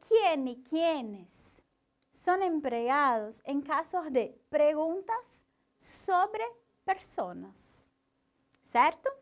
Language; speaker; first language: Spanish; non-native, fluent; Portuguese